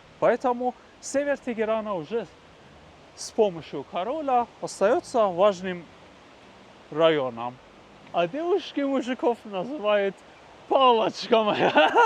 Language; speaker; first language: Russian; non-native, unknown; Persian